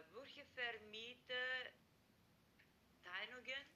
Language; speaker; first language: German; non-native, learner; Macedonian